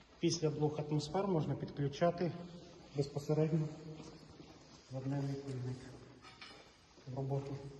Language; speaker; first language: Ukrainian; native; Ukrainian